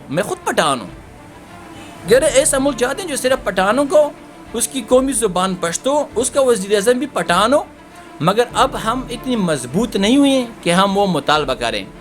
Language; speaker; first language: Urdu; non-native, local second language; Pashto